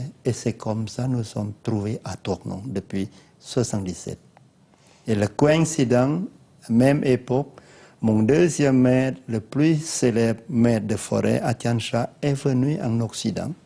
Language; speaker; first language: French; non-native, learner; Lao